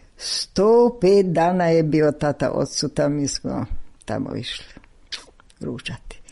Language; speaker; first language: Serbian; non-native, local second language; Hungarian